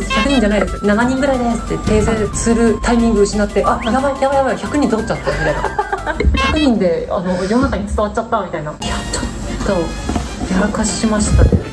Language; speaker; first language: Japanese; native; Japanese